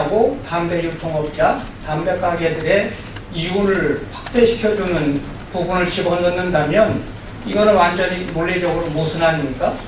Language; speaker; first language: Korean; native; Korean